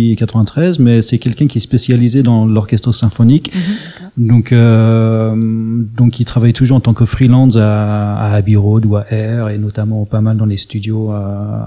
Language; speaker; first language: French; early bilingual, other home language; English